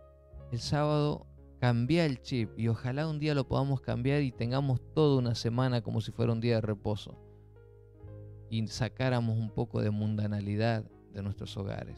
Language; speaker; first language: Spanish; native; Spanish